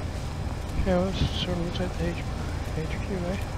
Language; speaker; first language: English; native; English